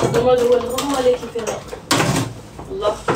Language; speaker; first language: Arabic; early bilingual, heritage; Arabic